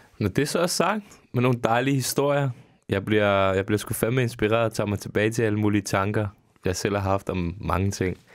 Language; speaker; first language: Danish; early bilingual, other home language; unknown